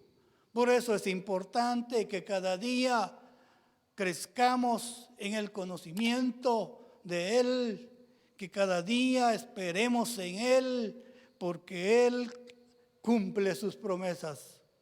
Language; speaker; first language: Spanish; native; Spanish